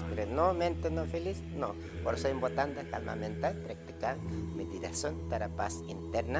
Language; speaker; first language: Spanish; non-native, learner; Ladakhi